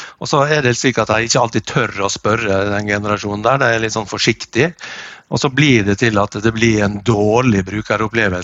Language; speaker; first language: Norwegian; native; Norwegian